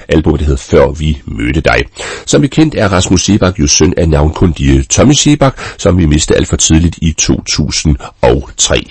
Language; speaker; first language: Danish; native; Danish